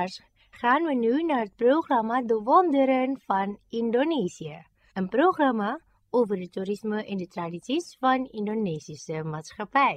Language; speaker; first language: Dutch; non-native, fluent; Indonesian